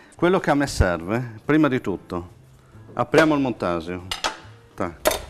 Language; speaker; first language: Italian; native; Italian